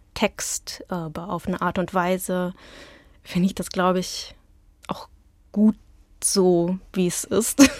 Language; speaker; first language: German; early bilingual, other home language; Russian